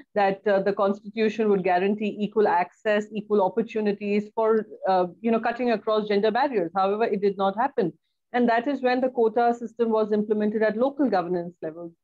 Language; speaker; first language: English; non-native, local second language; Hindi